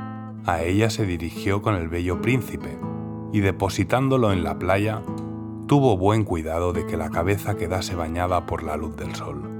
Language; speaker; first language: Spanish; native; Spanish